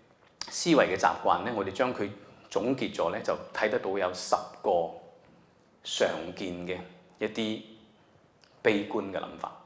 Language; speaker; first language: Cantonese; native; Cantonese